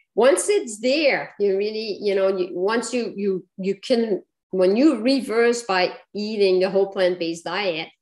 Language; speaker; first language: English; non-native, fluent; French